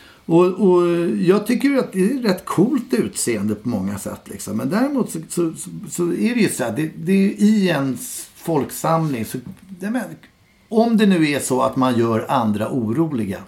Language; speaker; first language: Swedish; native; Swedish